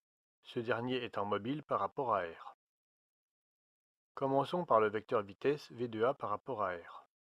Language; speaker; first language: French; native; French